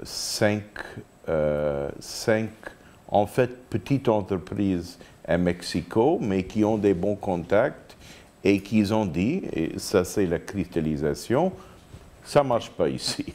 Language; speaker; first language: French; non-native, fluent; English